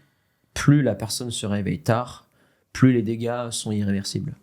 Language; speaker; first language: French; native; French